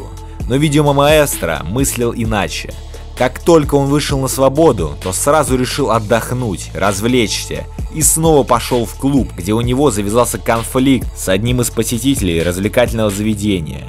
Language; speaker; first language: Russian; native; Russian